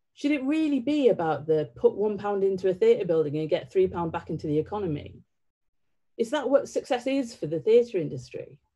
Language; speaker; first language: English; native; English